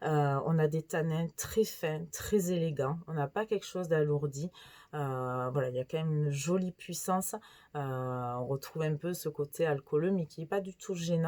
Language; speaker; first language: French; native; French